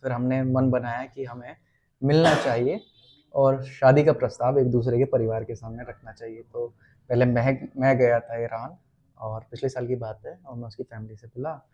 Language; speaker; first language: Hindi; native; Hindi